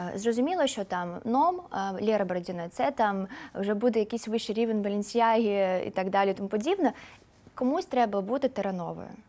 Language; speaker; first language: Ukrainian; non-native, local second language; Russian